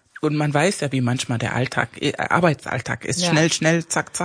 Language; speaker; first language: German; non-native, fluent; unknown